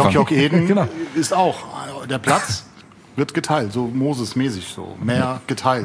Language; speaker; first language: German; native; German